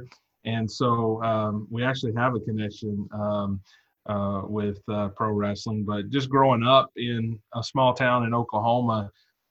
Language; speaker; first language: English; native; English